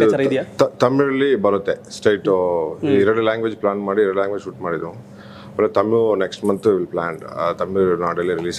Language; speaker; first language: Kannada; non-native, learner; Tamil